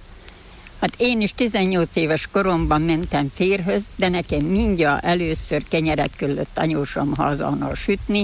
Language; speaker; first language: Hungarian; native; Hungarian